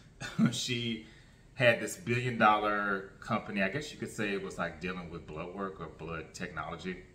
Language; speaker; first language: English; native; English